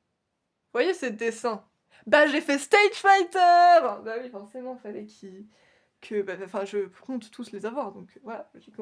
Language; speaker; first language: French; native; French